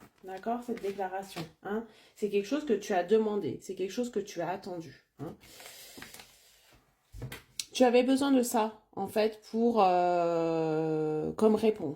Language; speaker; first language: French; native; French